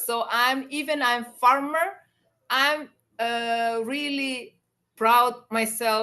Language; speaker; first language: English; non-native, learner; Indonesian